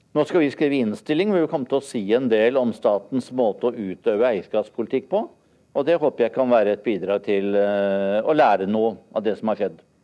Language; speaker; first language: Norwegian; native; Norwegian